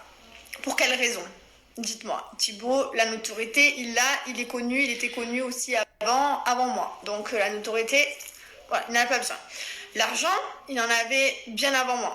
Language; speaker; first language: French; native; French